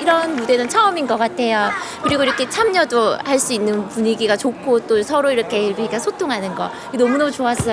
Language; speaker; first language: Korean; non-native, learner; Vietnamese